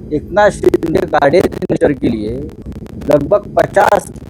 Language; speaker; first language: Hindi; non-native, local second language; Marathi